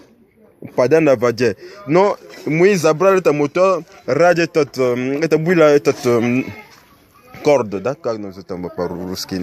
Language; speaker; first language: Russian; non-native, learner; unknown